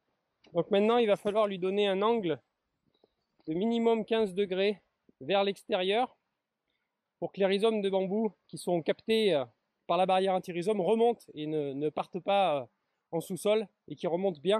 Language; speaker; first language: French; native; French